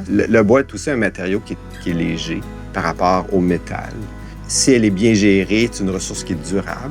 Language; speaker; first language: French; native; French